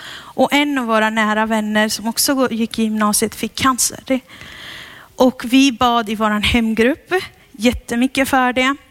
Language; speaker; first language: Swedish; early bilingual, heritage; Swedish